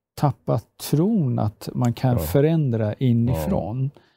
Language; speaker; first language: Swedish; non-native, fluent; Persian